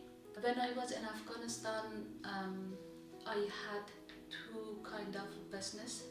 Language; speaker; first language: English; non-native, learner; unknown